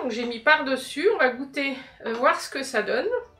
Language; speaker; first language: French; native; French